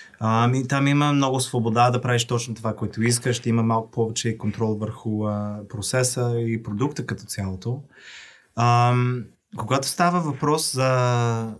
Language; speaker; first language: Bulgarian; non-native, fluent; English